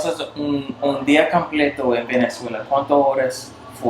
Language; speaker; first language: Spanish; non-native, learner; English